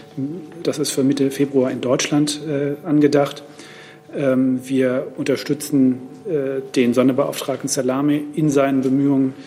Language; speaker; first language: German; native; German